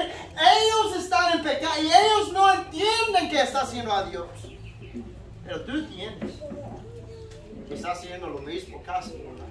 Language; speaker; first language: Spanish; non-native, fluent; English